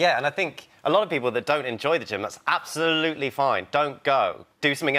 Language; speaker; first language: English; native; English